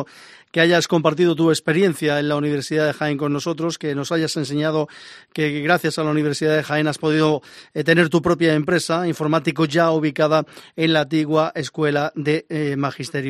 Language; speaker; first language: Spanish; native; Spanish